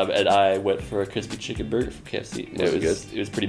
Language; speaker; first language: English; native; English